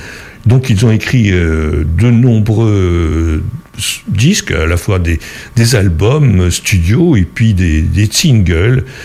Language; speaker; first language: French; native; French